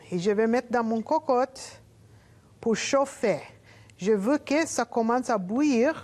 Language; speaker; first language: French; non-native, learner; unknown